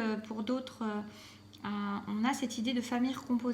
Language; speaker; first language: French; native; French